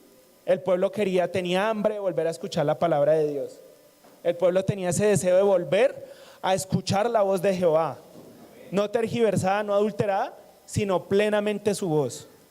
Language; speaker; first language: Spanish; native; Spanish